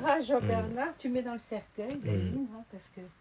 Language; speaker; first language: French; native; French